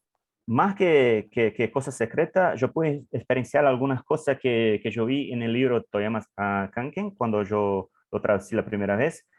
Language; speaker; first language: Spanish; non-native, learner; English